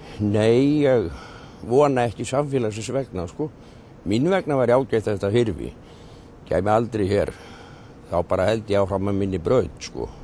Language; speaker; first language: Icelandic; native; Icelandic